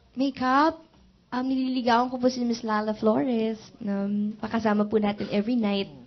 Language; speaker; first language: Filipino; native; Filipino